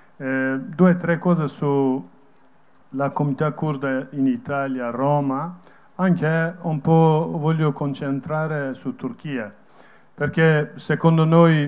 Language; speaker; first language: Italian; non-native, learner; Kurdish